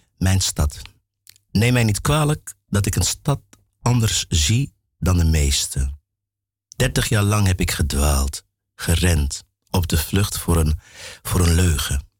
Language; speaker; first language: Dutch; early bilingual, other home language; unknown